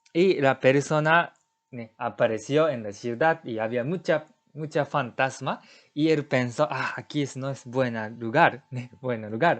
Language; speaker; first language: Spanish; non-native, learner; Japanese